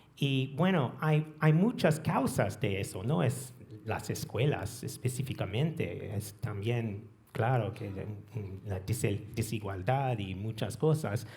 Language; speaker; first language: Spanish; non-native, learner; English